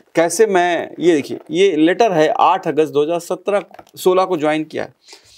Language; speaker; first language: Hindi; native; Hindi